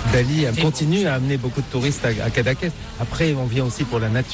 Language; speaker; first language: French; native; French